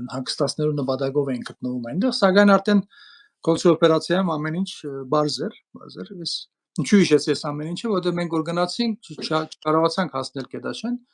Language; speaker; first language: Armenian; early bilingual, heritage; Armenian